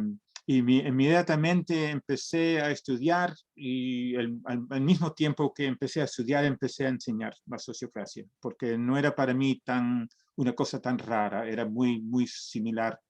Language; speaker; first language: Spanish; early bilingual, heritage; Spanish